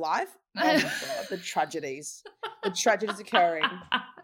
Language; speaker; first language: English; native; English